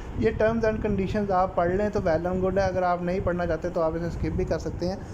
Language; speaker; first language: Urdu; non-native, local second language; Punjabi